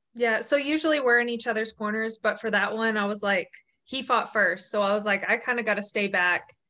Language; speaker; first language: English; native; English